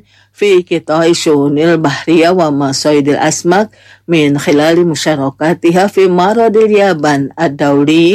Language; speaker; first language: Arabic; non-native, fluent; Indonesian